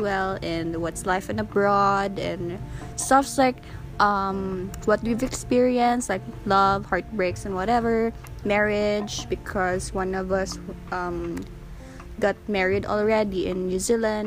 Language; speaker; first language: English; non-native, local second language; Cebuano